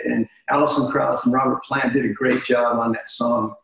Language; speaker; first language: English; native; English